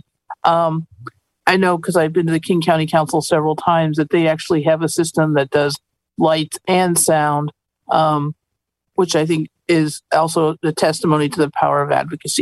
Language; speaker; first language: English; native; English